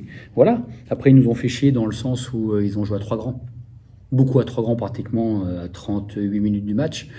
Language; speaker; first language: French; native; French